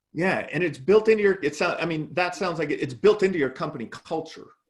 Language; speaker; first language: English; native; English